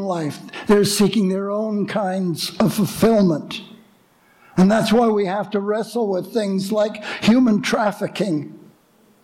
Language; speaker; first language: English; native; English